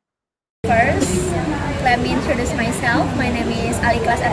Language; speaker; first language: English; non-native, learner; Indonesian